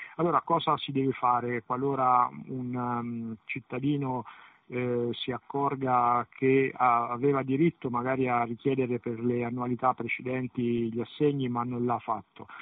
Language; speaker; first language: Italian; native; Italian